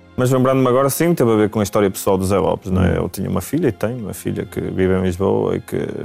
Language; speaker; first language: Portuguese; native; Portuguese